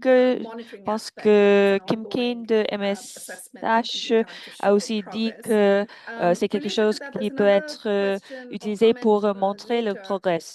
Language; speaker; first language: French; non-native, fluent; English